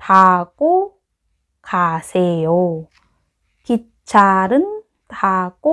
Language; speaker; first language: Korean; non-native, fluent; Lao